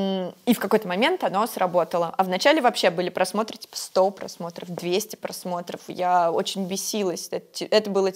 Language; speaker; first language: Russian; native; Russian